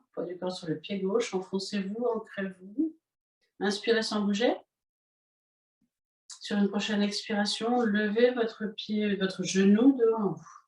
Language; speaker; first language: French; native; French